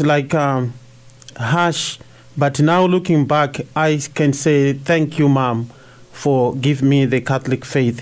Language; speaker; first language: English; non-native, local second language; Shona